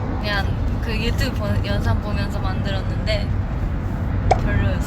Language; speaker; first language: Korean; non-native, fluent; Japanese